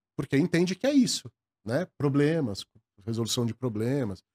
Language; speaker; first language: Portuguese; native; Portuguese